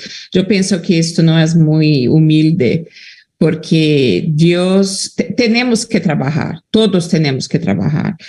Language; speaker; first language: Spanish; non-native, fluent; Portuguese